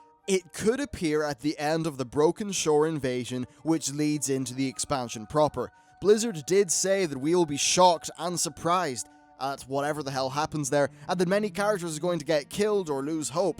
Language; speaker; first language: English; native; English